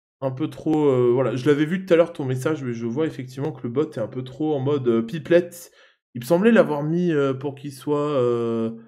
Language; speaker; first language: French; native; French